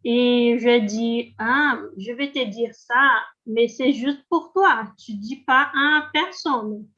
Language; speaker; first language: French; non-native, learner; Portuguese